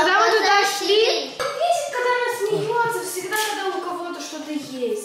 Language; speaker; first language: Russian; early bilingual, heritage; Russian